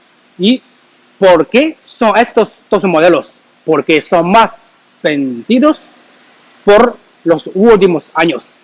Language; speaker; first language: Spanish; non-native, learner; Chinese